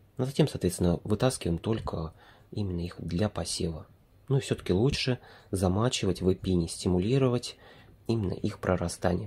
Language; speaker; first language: Russian; native; Russian